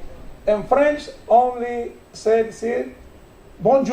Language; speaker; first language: English; non-native, learner; Spanish